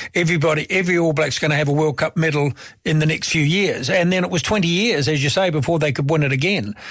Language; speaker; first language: English; native; English